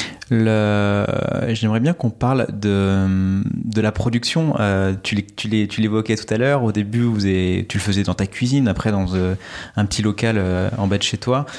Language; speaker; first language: French; native; French